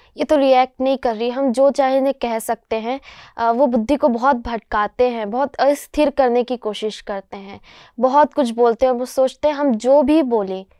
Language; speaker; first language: Hindi; native; Hindi